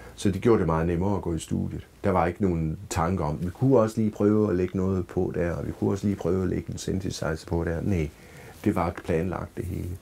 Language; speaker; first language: Danish; native; Danish